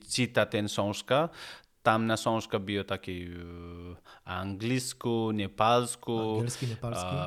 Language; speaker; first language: Polish; non-native, learner; Nepali